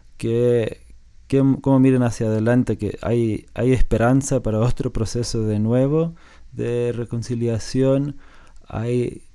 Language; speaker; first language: Spanish; non-native, fluent; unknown